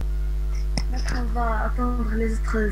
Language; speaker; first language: French; non-native, local second language; Arabic